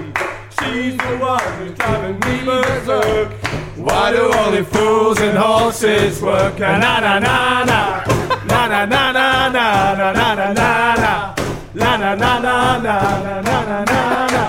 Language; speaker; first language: English; native; English